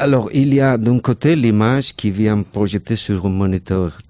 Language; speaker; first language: French; non-native, fluent; Catalan